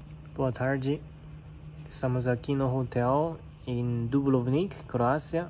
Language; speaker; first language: Portuguese; non-native, fluent; Chinese